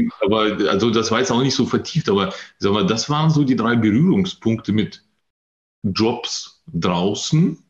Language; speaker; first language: German; early bilingual, other home language; Russian